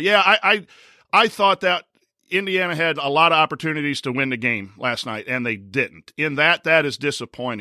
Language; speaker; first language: English; native; English